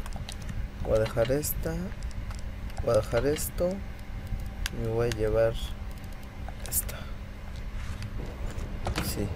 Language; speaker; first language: Spanish; native; Spanish